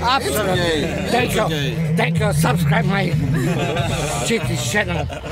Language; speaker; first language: English; non-native, learner; Bulgarian